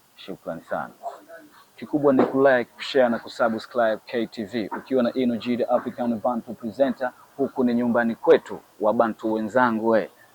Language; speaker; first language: Swahili; native; Swahili